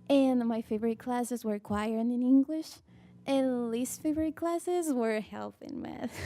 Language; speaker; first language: English; early bilingual, other home language; Spanish